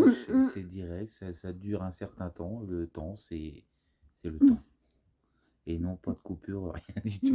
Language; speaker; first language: French; native; French